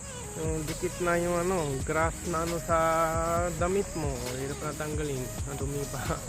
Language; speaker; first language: Filipino; non-native, learner; Punjabi